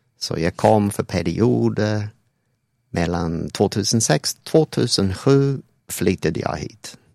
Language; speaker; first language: Swedish; non-native, fluent; English